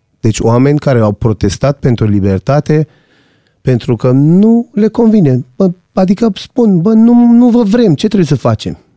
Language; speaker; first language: Romanian; non-native, fluent; Persian